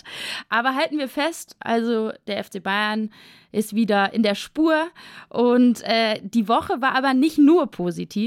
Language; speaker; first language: German; native; German